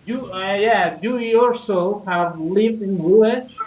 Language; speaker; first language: English; non-native, learner; Persian